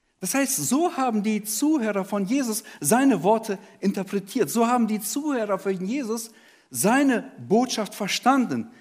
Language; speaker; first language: German; early bilingual, other home language; Russian